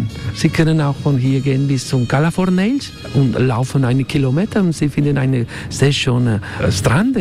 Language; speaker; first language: German; non-native, learner; Spanish